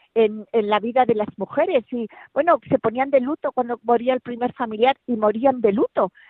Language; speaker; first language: Spanish; native; Spanish